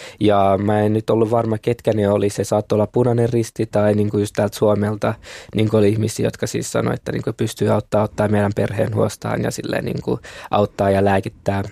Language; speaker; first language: Finnish; early bilingual, other home language; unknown